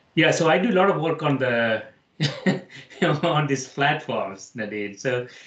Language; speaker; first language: English; non-native, local second language; Malayalam